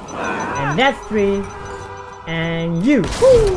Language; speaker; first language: English; non-native, learner; Indonesian